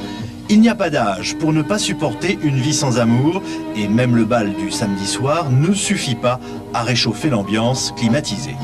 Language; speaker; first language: French; native; French